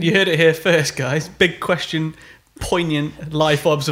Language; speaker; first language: English; native; English